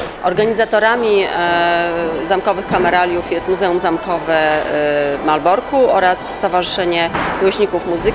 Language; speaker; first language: Polish; native; Polish